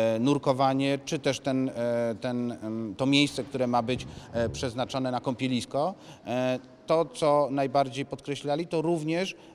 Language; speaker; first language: Polish; native; Polish